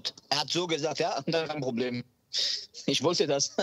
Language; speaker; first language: German; non-native, learner; Georgian